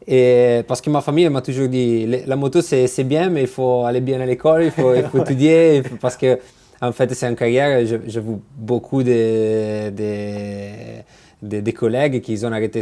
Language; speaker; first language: French; non-native, fluent; Italian